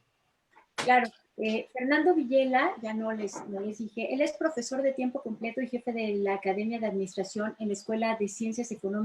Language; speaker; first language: Spanish; native; Spanish